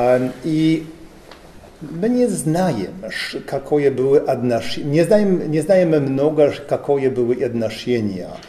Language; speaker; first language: Russian; non-native, learner; Polish